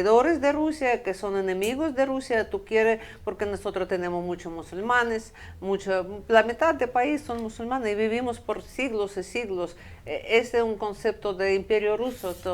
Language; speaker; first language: Spanish; non-native, fluent; Russian